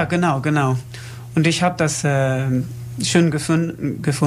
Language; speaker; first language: German; non-native, learner; English